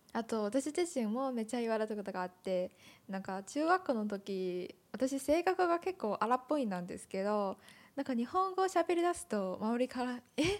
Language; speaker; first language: Japanese; non-native, fluent; Chinese